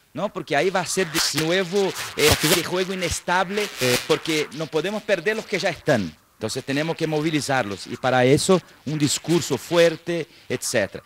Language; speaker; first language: Spanish; non-native, fluent; Portuguese